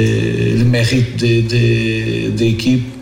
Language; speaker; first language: French; non-native, learner; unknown